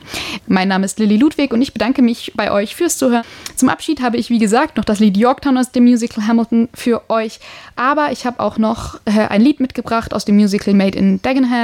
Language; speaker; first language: German; native; German